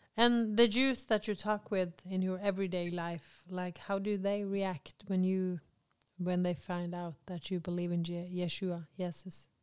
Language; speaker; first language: English; non-native, fluent; Norwegian